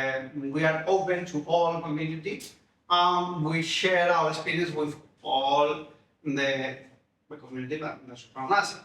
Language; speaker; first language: English; non-native, fluent; Spanish